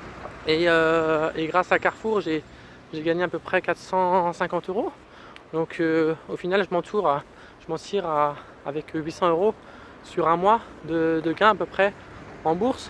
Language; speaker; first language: French; native; French